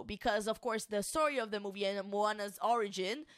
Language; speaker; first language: English; non-native, fluent; Portuguese